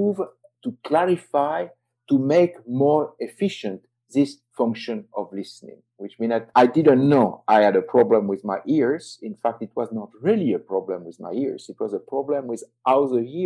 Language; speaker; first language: English; non-native, fluent; French